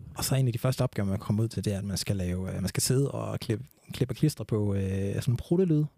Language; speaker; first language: Danish; early bilingual, other home language; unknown